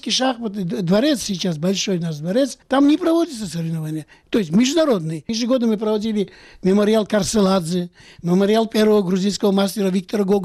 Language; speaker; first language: Russian; non-native, local second language; Georgian